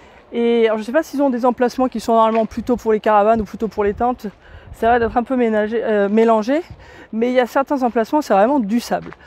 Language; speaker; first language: French; native; French